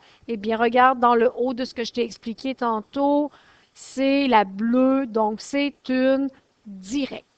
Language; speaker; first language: French; native; French